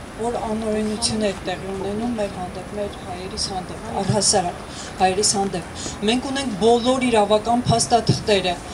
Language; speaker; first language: Armenian; native; Armenian